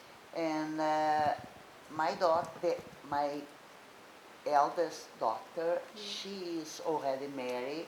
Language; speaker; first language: English; non-native, learner; Portuguese